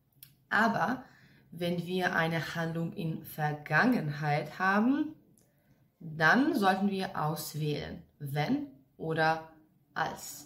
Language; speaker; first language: German; non-native, fluent; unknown